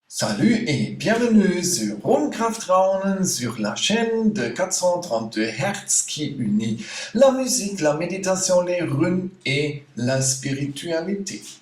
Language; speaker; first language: French; non-native, learner; German